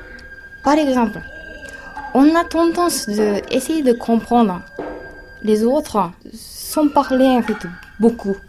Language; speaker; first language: French; non-native, fluent; Japanese